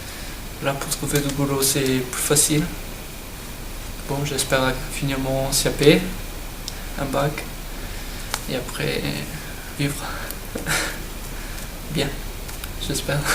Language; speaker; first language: French; non-native, learner; Portuguese